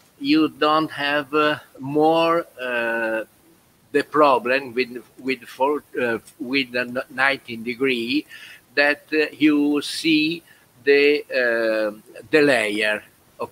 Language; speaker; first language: English; non-native, learner; Italian